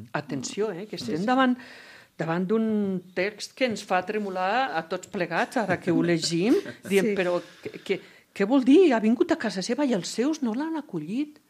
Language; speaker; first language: Catalan; native; Catalan